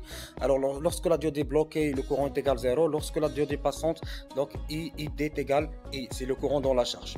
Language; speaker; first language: French; non-native, local second language; Arabic